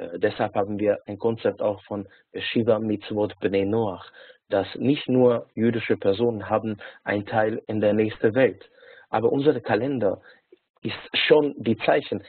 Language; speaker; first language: German; non-native, fluent; Hungarian